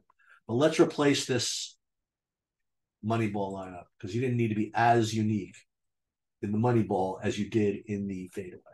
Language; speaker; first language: English; native; English